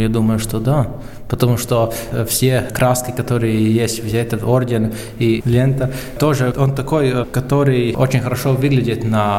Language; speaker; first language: Russian; non-native, local second language; Latvian